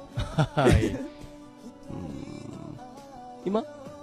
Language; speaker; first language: Japanese; non-native, learner; Korean